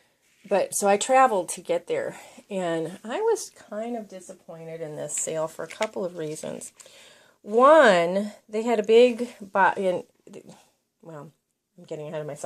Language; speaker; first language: English; native; English